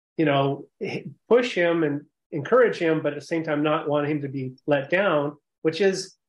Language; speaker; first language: English; native; English